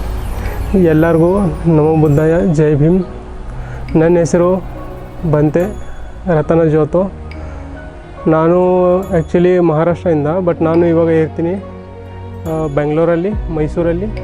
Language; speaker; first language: Kannada; non-native, local second language; Marathi